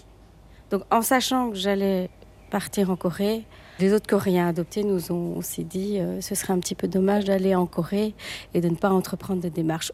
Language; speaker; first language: French; native; French